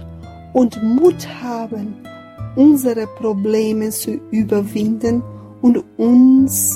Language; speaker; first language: German; non-native, learner; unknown